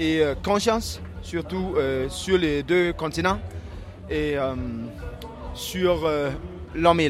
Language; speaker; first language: French; non-native, learner; Danish